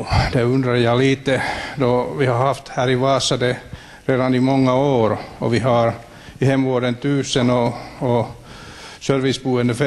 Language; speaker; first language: Swedish; native; Swedish